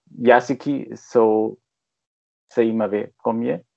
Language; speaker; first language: Czech; non-native, learner; German